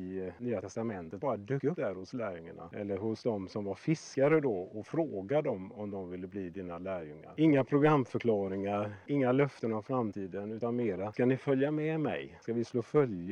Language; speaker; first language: Swedish; native; Swedish